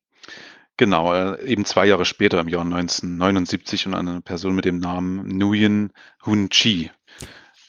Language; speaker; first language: German; native; German